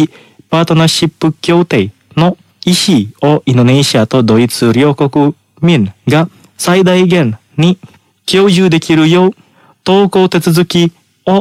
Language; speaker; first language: Japanese; non-native, fluent; Indonesian